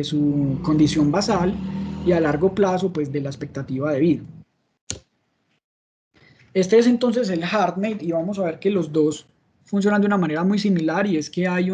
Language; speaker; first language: Spanish; native; Spanish